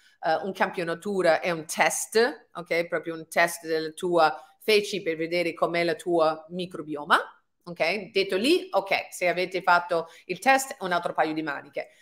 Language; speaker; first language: Italian; non-native, fluent; English